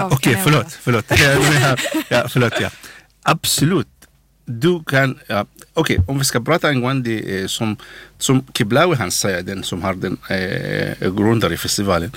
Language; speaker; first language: Swedish; non-native, learner; Arabic